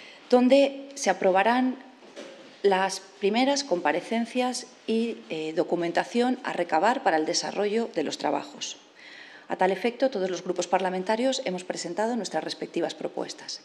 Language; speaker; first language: Spanish; native; Spanish